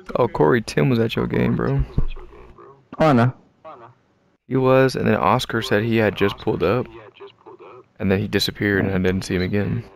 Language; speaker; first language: English; native; English